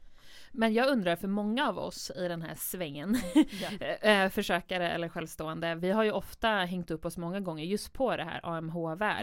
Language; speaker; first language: Swedish; native; Swedish